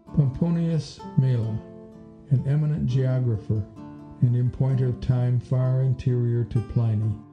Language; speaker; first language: English; native; English